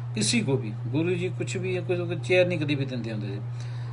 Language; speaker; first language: Hindi; non-native, local second language; Punjabi